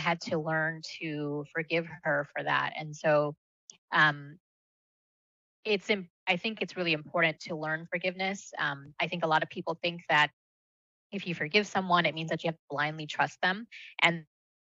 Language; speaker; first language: English; early bilingual, other home language; Malayalam